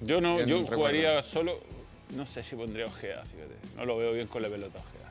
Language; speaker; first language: Spanish; native; Spanish